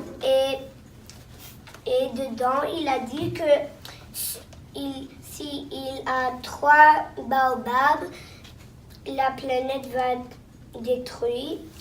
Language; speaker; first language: French; non-native, local second language; English